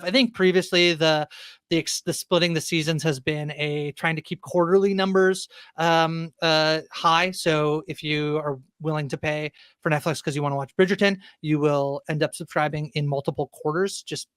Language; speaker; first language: English; native; English